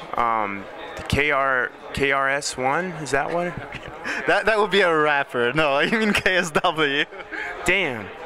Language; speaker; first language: English; native; English